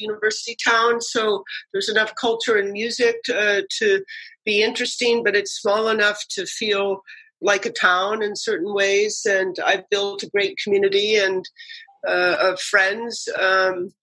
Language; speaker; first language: English; native; English